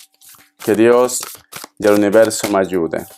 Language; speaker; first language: Spanish; native; Spanish